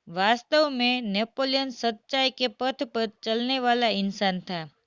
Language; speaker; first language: Hindi; non-native, local second language; Gujarati